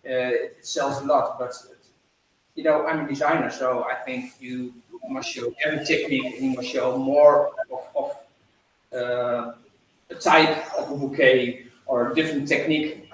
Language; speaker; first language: English; non-native, fluent; Dutch